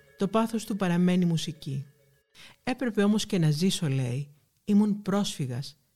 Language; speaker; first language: Greek; native; Greek